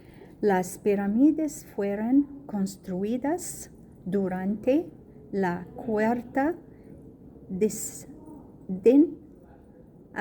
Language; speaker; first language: Spanish; non-native, learner; Arabic